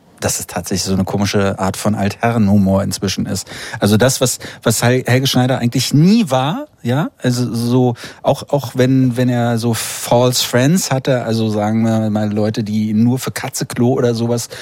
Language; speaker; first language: German; native; German